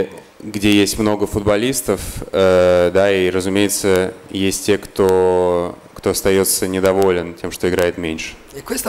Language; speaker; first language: Russian; native; Russian